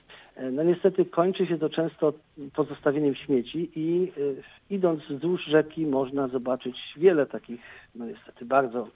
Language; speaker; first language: Polish; native; Polish